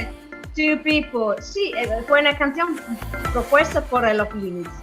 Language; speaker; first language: Spanish; non-native, learner; English